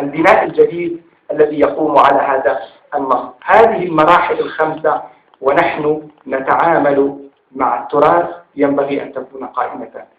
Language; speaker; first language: Arabic; native; Arabic